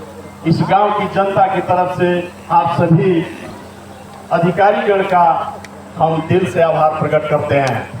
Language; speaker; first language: Hindi; native; Hindi